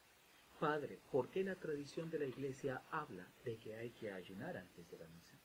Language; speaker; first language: Spanish; native; Spanish